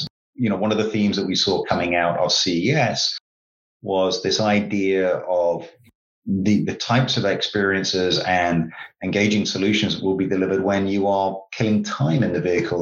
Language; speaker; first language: English; native; English